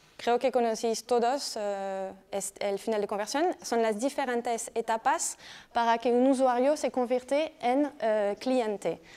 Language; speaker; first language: Spanish; non-native, fluent; French